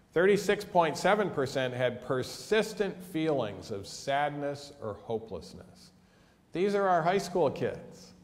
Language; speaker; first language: English; native; English